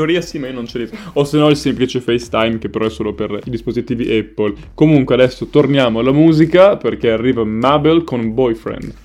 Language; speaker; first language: Italian; native; Italian